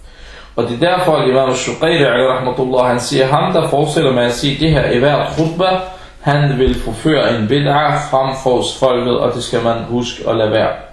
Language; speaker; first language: Danish; non-native, fluent; Arabic